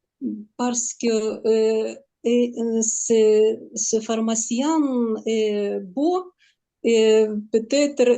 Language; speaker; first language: French; non-native, learner; Ukrainian